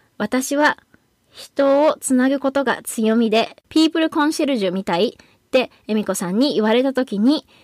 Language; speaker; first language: Japanese; native; Japanese